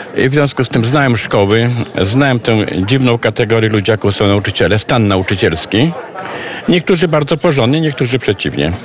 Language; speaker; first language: Polish; native; Polish